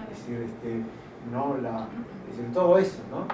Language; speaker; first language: Spanish; native; Spanish